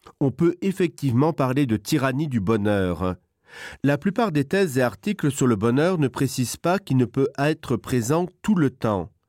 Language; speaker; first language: French; non-native, local second language; Luxembourgish